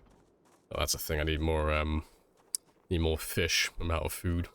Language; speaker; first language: English; native; English